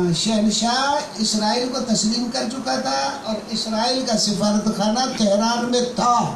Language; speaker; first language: Urdu; non-native, local second language; Baluchi